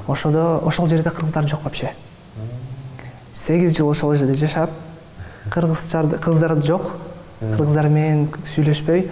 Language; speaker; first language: Kyrgyz; early bilingual, heritage; Kyrgyz